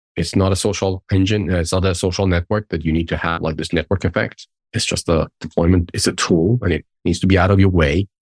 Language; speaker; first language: English; non-native, fluent; Persian